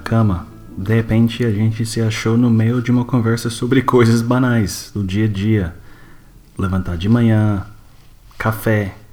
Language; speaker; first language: Portuguese; non-native, fluent; English